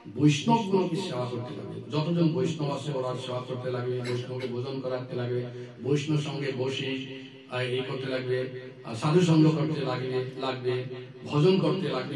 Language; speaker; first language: Bangla; non-native, learner; Assamese